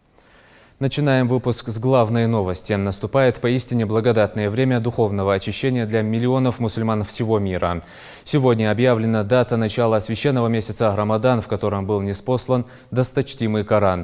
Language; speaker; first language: Russian; native; Russian